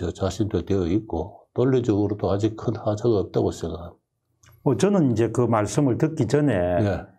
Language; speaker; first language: Korean; native; Korean